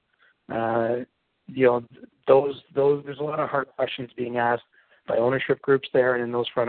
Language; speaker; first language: English; native; English